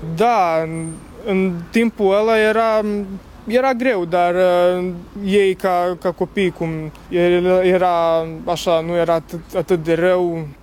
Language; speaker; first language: Romanian; early bilingual, heritage; Romanian